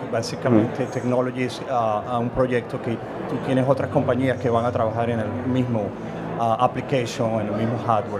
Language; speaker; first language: Spanish; early bilingual, heritage; Spanish